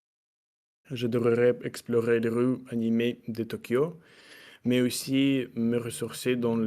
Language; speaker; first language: French; non-native, learner; Russian